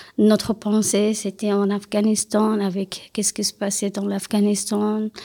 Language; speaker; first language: French; non-native, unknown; Persian